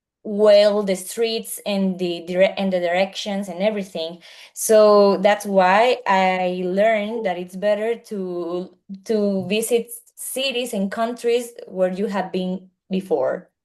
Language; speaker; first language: English; non-native, learner; Spanish